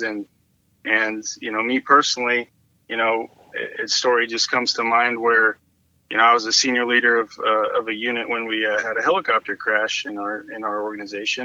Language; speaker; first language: English; native; English